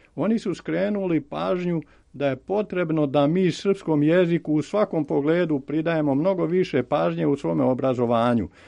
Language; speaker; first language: Serbian; native; Serbian